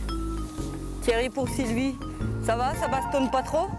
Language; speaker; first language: French; native; French